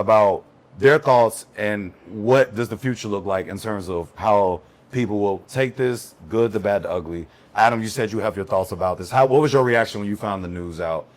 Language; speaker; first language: English; native; English